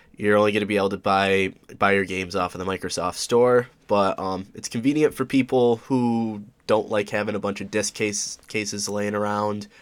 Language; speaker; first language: English; native; English